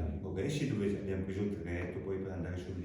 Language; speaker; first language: Italian; native; Italian